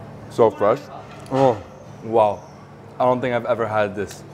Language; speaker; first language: English; early bilingual, other home language; Italian